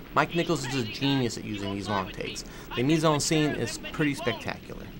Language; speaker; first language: English; native; English